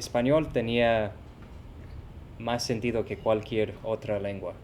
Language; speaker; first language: Spanish; non-native, fluent; English